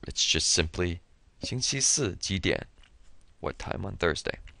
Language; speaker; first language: English; native; English